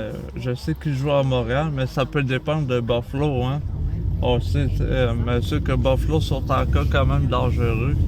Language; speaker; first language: French; native; French